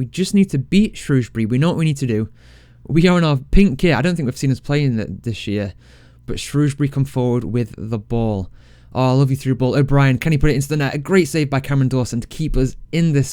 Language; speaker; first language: English; native; English